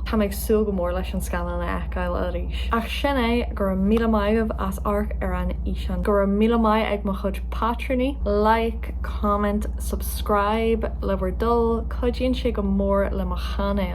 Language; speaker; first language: Irish; non-native, local second language; English